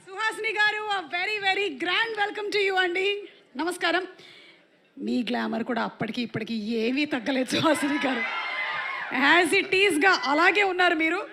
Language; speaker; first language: Telugu; native; Telugu